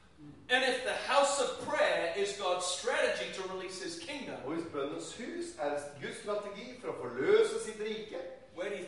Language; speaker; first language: English; native; English